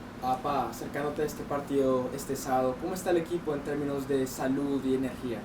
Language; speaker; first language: Spanish; native; Spanish